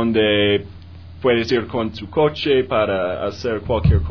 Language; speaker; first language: Spanish; non-native, learner; English